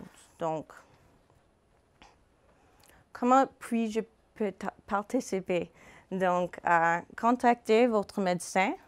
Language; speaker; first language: French; non-native, fluent; English